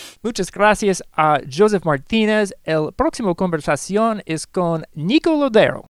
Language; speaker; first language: Spanish; non-native, learner; English